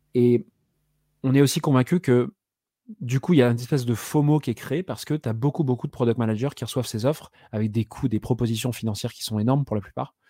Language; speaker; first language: French; native; French